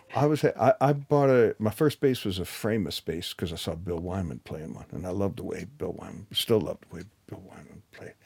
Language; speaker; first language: English; native; English